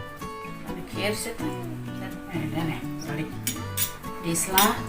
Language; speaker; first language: Dutch; non-native, learner; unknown